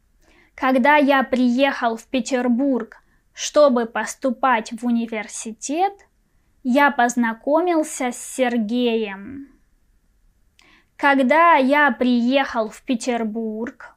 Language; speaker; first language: Russian; non-native, fluent; Persian